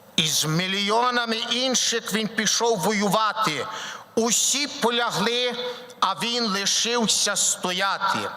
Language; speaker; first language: Ukrainian; early bilingual, heritage; Ukrainian